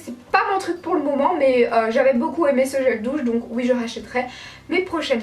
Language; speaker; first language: French; native; French